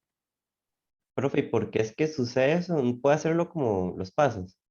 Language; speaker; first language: Spanish; native; Spanish